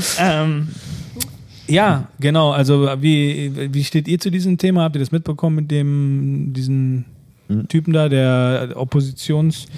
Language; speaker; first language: German; early bilingual, other home language; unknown